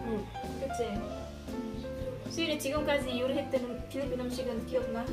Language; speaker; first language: Korean; non-native, fluent; Filipino